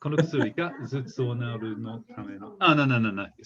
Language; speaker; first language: Japanese; non-native, fluent; English